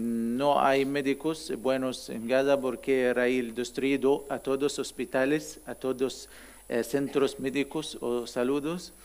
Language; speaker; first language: Spanish; non-native, learner; Arabic